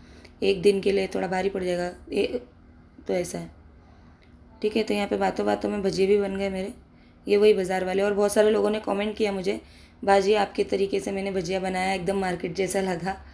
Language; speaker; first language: Hindi; native; Hindi